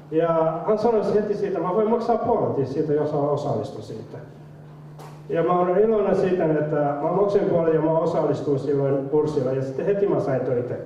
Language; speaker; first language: Finnish; non-native, fluent; Somali